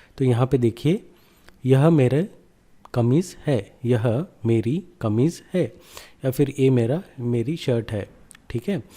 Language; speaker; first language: Hindi; non-native, local second language; Kannada